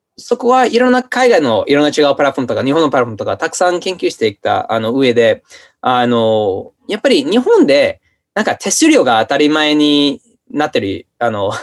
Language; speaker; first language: Japanese; non-native, fluent; English